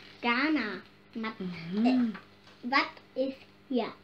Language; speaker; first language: German; native; German